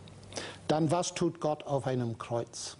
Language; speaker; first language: German; non-native, fluent; English